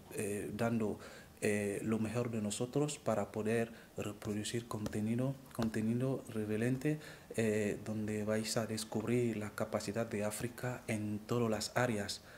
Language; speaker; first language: Spanish; non-native, fluent; French